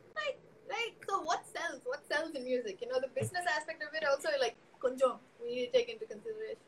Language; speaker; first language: English; non-native, local second language; Tamil